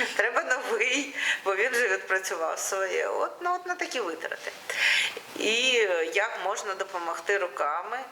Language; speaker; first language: Ukrainian; non-native, local second language; Russian